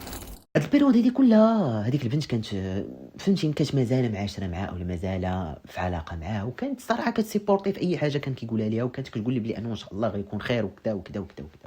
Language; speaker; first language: Arabic; native; Arabic